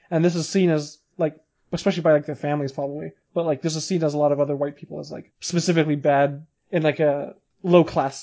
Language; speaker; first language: English; native; English